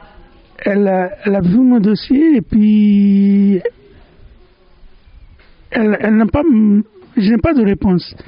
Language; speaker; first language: French; non-native, fluent; Bangla